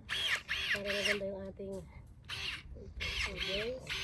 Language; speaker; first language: Filipino; native; Filipino